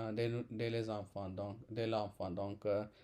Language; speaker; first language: French; non-native, learner; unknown